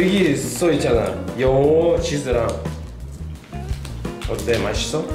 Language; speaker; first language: Korean; non-native, fluent; Russian